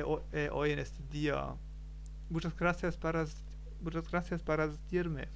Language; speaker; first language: Spanish; non-native, learner; German